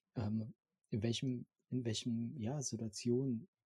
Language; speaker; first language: German; non-native, fluent; French